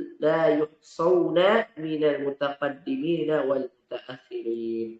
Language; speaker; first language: Arabic; non-native, fluent; Indonesian